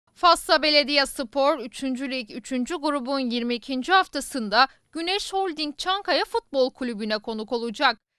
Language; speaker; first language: Turkish; native; Turkish